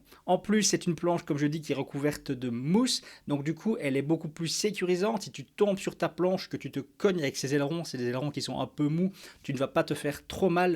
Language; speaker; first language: French; native; French